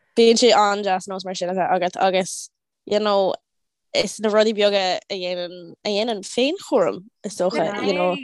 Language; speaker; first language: Irish; non-native, local second language; English